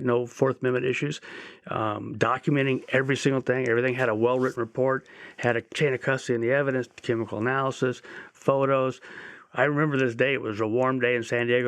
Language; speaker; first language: English; native; English